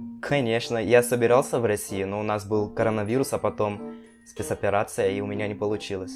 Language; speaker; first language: Russian; non-native, fluent; Portuguese